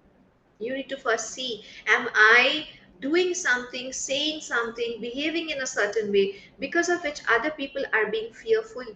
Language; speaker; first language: English; non-native, local second language; Hindi